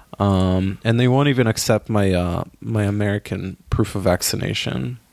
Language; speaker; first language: English; non-native, fluent; Hebrew